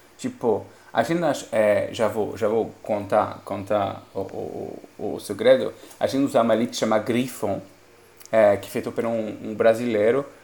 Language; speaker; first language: Portuguese; non-native, fluent; French